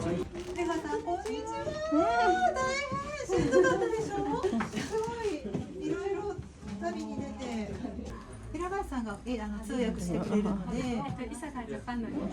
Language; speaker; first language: Japanese; non-native, learner; Korean